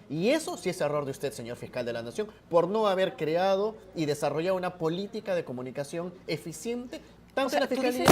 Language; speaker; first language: Spanish; native; Spanish